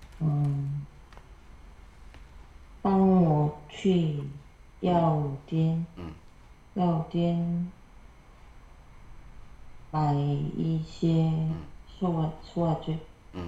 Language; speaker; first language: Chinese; non-native, learner; Korean